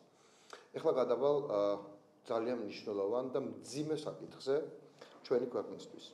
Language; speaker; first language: Georgian; native; Georgian